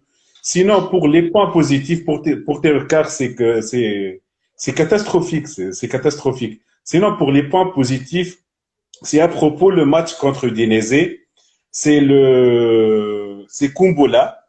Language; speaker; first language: French; non-native, local second language; Arabic